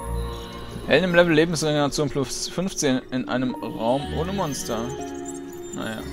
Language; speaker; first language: German; native; German